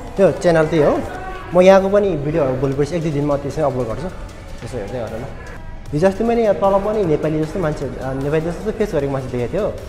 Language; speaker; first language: Nepali; non-native, local second language; Sherpa